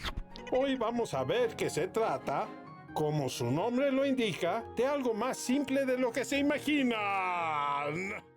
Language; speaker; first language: Spanish; native; Spanish